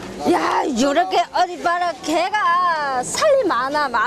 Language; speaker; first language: Korean; non-native, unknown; Vietnamese